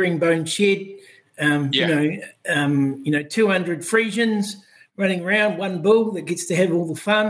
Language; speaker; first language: English; native; English